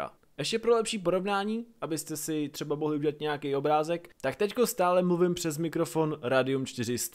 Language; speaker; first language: Czech; native; Czech